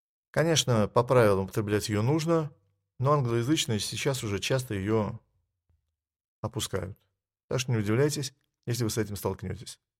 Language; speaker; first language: Russian; native; Russian